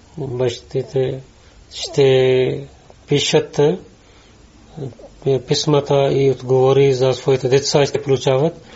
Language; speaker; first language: Bulgarian; non-native, learner; Urdu